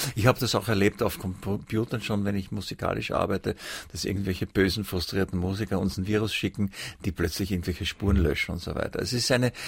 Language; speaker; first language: German; native; German